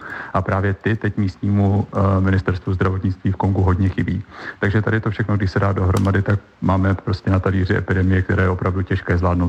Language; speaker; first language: Czech; native; Czech